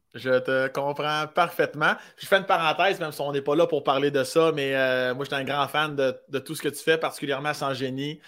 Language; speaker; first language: French; native; French